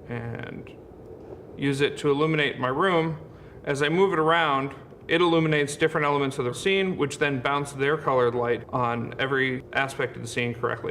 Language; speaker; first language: English; native; English